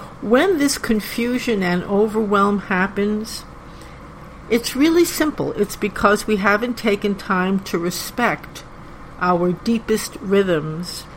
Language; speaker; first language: English; native; English